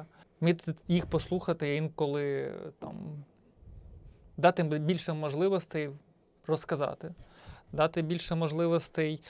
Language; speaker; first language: Ukrainian; native; Ukrainian